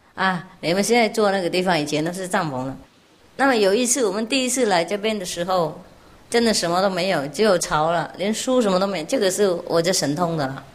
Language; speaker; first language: Chinese; non-native, fluent; Vietnamese